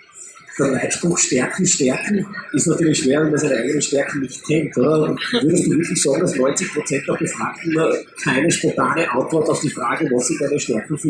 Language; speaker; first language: German; native; German